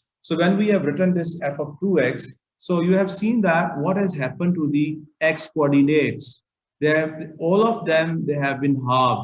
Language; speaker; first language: English; non-native, local second language; Urdu